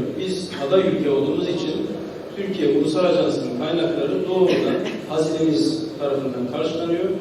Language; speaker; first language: Turkish; early bilingual, heritage; Turkish